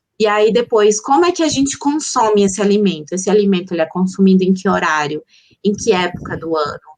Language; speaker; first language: Portuguese; early bilingual, other home language; Spanish